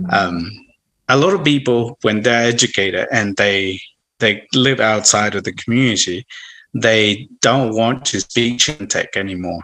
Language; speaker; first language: English; non-native, fluent; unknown